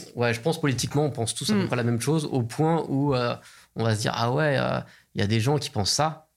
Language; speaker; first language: French; native; French